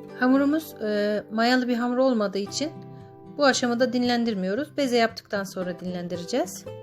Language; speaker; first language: Turkish; native; Turkish